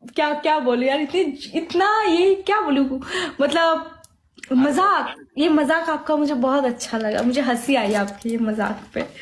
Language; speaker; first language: Hindi; non-native, local second language; Bangla